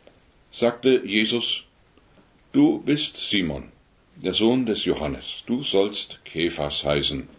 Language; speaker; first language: German; native; German